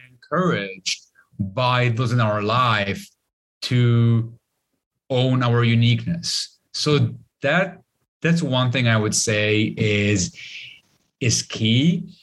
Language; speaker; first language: English; non-native, fluent; Arabic